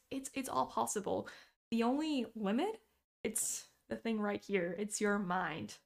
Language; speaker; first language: English; non-native, fluent; Portuguese